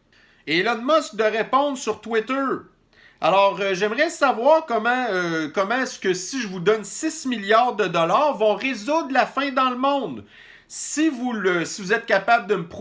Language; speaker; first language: French; native; French